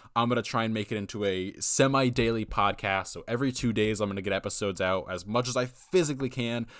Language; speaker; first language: English; native; English